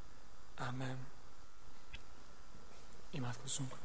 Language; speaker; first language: Hungarian; native; Hungarian